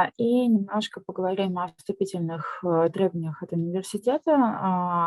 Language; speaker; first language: Russian; native; Russian